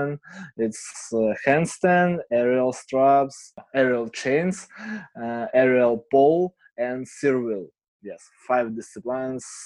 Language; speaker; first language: English; non-native, learner; Ukrainian